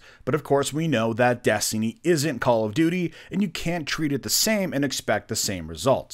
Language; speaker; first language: English; native; English